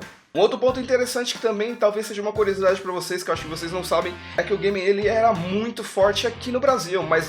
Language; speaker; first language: Portuguese; native; Portuguese